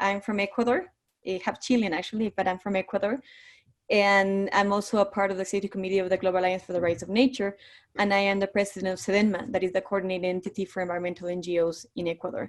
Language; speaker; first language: English; non-native, fluent; Spanish